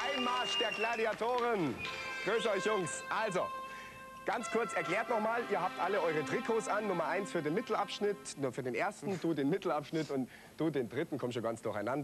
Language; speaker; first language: German; native; German